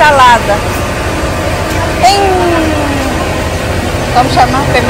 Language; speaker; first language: Portuguese; non-native, learner; Filipino